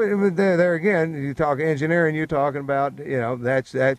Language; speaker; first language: English; native; English